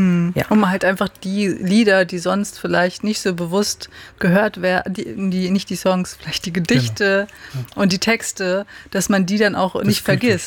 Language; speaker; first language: German; native; German